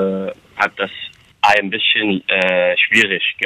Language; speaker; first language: German; non-native, fluent; Arabic